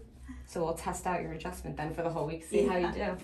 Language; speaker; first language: English; native; English